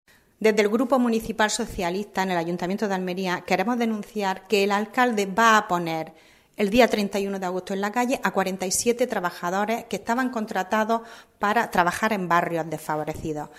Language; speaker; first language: Spanish; native; Spanish